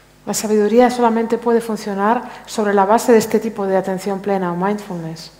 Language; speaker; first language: Spanish; native; Spanish